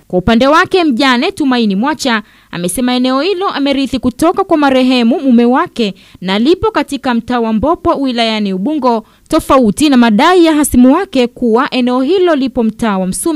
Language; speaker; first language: Swahili; native; Swahili